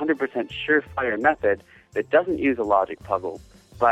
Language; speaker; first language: English; native; English